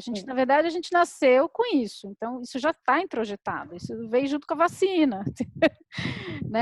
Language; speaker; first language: Portuguese; native; Portuguese